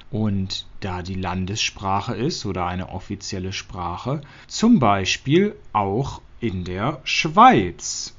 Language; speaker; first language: German; native; German